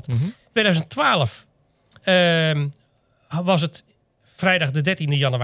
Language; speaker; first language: Dutch; native; Dutch